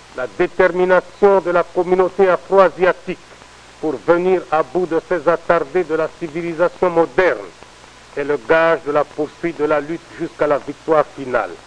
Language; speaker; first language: French; non-native, local second language; Lingala